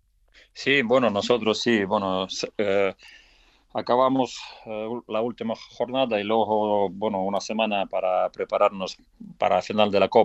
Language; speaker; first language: Spanish; non-native, fluent; Russian